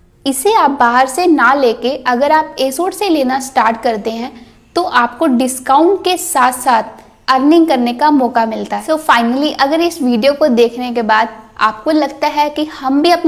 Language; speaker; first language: Hindi; native; Hindi